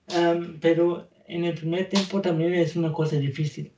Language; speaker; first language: Spanish; non-native, learner; German